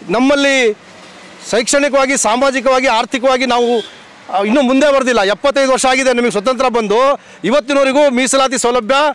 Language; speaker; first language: Kannada; non-native, local second language; Lambadi